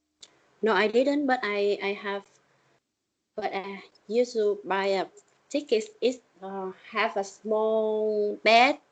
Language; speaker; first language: English; non-native, learner; Vietnamese